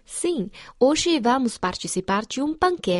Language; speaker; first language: Portuguese; non-native, fluent; Chinese